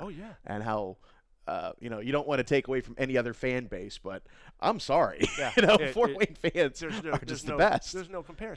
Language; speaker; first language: English; native; English